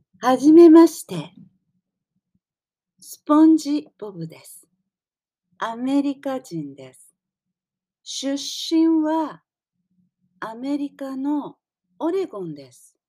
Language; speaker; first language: Japanese; non-native, learner; English